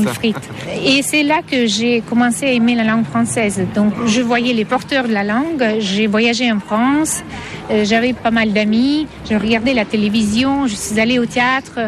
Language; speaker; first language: French; non-native, fluent; Russian